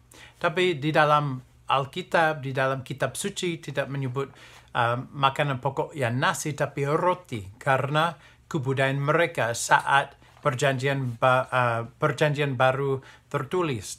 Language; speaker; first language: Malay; non-native, fluent; English